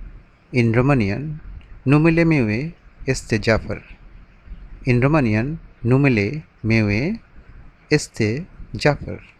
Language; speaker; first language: Romanian; non-native, learner; Bangla